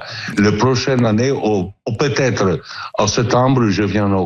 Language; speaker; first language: French; non-native, learner; Italian